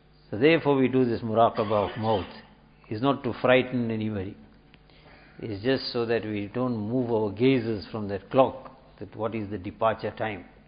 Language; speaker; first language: English; native; English